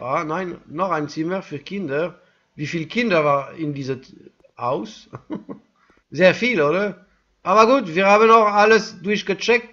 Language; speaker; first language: German; non-native, learner; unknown